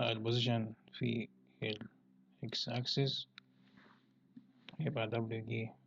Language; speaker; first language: Arabic; native; Arabic